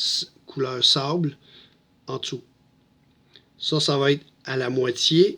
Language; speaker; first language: French; native; French